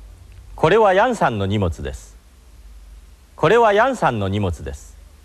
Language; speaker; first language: Japanese; non-native, learner; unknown